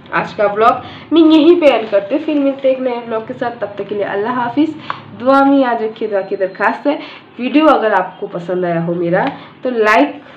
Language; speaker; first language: Hindi; native; Hindi